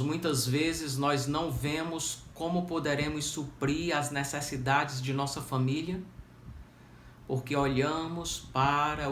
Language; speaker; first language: Portuguese; native; Portuguese